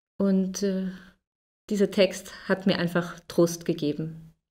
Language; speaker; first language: German; native; German